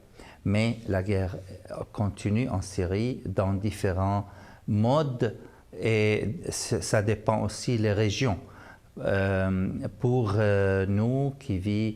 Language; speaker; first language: French; non-native, fluent; Arabic